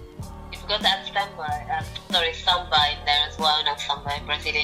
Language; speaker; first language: English; non-native, fluent; Portuguese